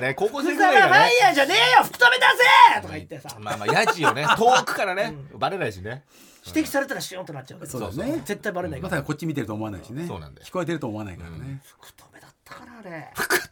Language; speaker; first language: Japanese; native; Japanese